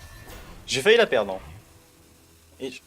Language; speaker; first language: French; native; French